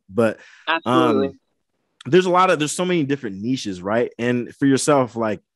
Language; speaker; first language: English; native; English